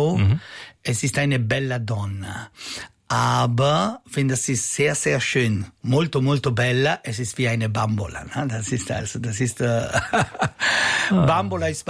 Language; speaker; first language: German; non-native, learner; Italian